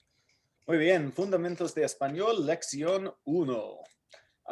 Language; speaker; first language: Spanish; non-native, fluent; English